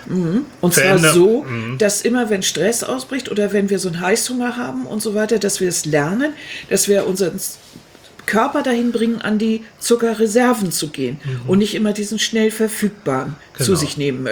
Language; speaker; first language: German; native; German